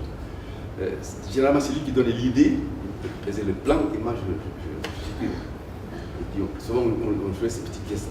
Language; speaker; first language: French; non-native, local second language; Fula